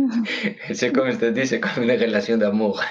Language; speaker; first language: French; non-native, fluent; Greek